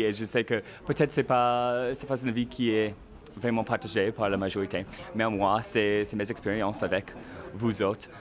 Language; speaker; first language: French; non-native, local second language; English